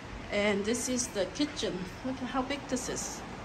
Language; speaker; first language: English; non-native, fluent; Vietnamese